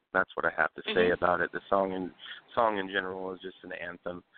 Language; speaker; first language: English; native; English